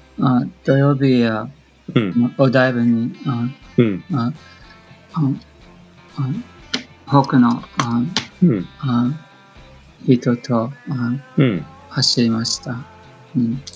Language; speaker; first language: Japanese; non-native, learner; English